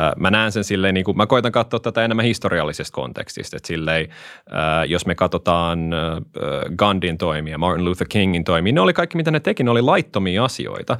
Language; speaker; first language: Finnish; native; Finnish